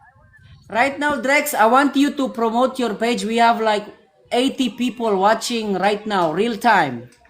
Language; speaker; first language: English; non-native, learner; Cebuano